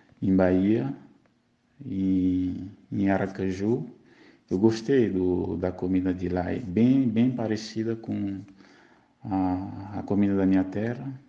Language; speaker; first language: Portuguese; non-native, fluent; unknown